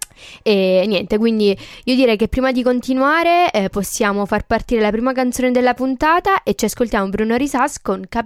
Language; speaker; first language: Italian; native; Italian